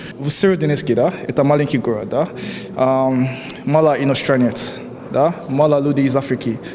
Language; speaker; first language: Russian; non-native, learner; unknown